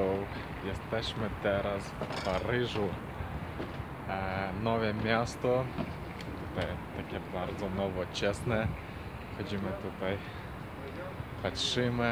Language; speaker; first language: Polish; non-native, fluent; Ukrainian